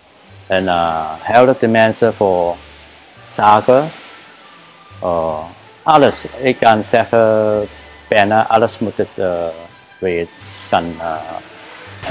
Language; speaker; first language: Dutch; non-native, learner; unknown